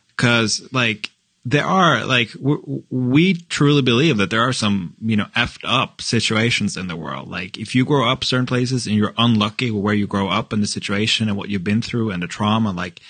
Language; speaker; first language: English; non-native, fluent; Norwegian